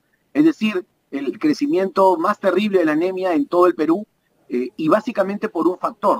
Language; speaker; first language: Spanish; native; Spanish